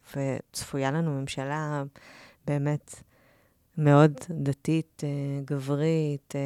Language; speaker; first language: Hebrew; native; Hebrew